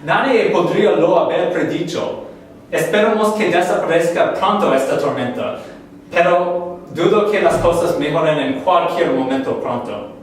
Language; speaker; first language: Spanish; non-native, learner; English